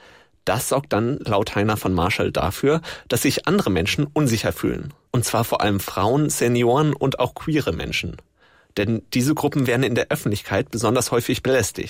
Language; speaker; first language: German; native; German